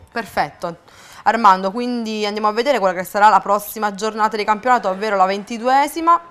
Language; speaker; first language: Italian; native; Italian